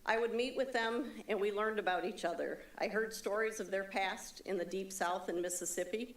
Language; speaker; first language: English; native; English